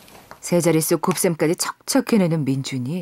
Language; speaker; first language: Korean; native; Korean